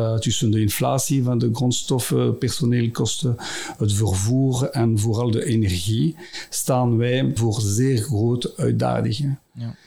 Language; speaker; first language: Dutch; non-native, local second language; French